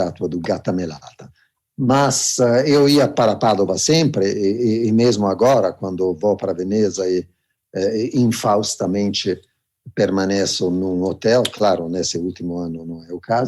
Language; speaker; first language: Portuguese; non-native, fluent; Italian